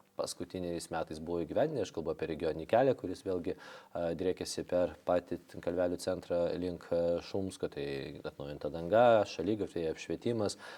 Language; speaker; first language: Lithuanian; non-native, local second language; Polish